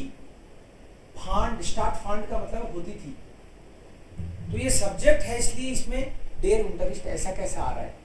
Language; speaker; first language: Hindi; native; Hindi